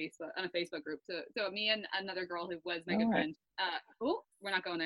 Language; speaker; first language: English; native; English